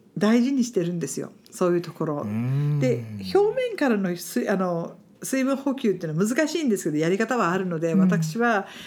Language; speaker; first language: Japanese; non-native, fluent; English